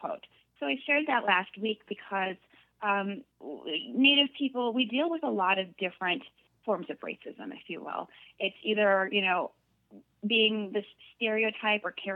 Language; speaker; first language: English; native; English